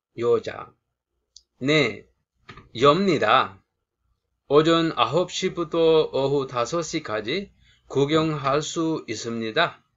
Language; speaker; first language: Korean; non-native, fluent; Sinhala